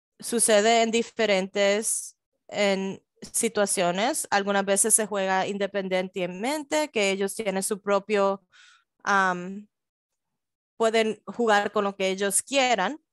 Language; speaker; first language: Spanish; early bilingual, heritage; Spanish